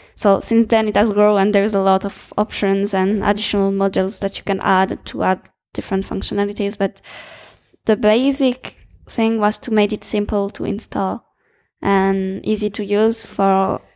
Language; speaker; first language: English; non-native, fluent; French